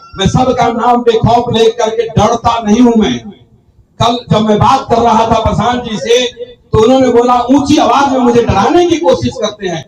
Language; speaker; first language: Hindi; native; Hindi